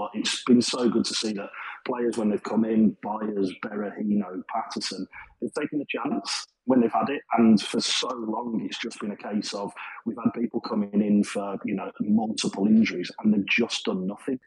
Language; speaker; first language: English; native; English